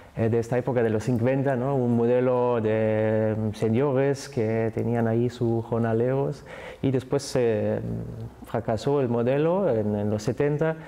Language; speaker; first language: Spanish; non-native, fluent; German